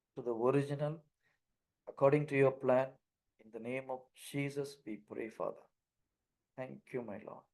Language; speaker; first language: English; non-native, local second language; Tamil